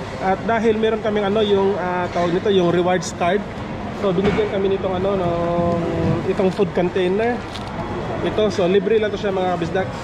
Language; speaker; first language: Filipino; non-native, local second language; Cebuano